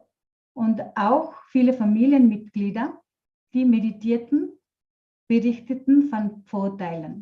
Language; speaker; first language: German; non-native, fluent; Telugu